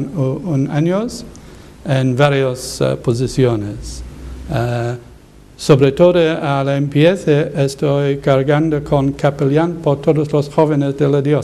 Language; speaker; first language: Spanish; non-native, learner; English